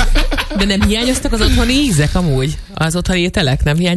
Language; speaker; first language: Hungarian; native; Hungarian